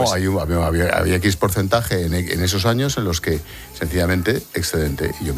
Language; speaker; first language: Spanish; native; Spanish